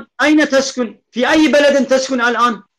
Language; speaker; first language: Arabic; non-native, fluent; Kurdish